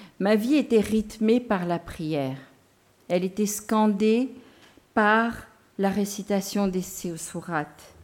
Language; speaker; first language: French; non-native, local second language; Gujarati